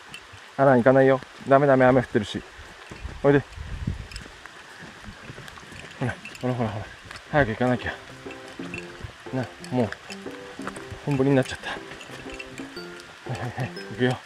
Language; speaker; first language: Japanese; native; Japanese